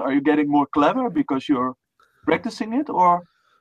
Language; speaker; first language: English; non-native, fluent; Dutch